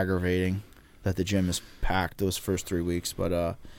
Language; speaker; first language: English; native; English